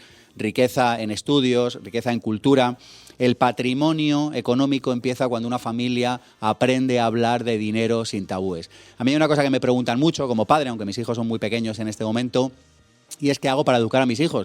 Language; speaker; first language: Spanish; native; Spanish